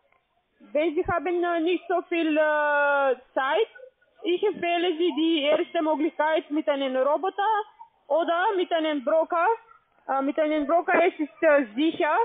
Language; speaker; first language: German; non-native, learner; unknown